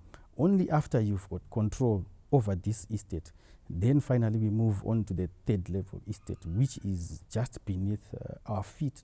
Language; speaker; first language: English; non-native, local second language; Shona